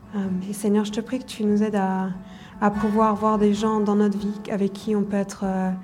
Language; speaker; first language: French; non-native, fluent; German